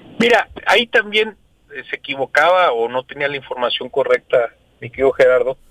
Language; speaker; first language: Spanish; native; Spanish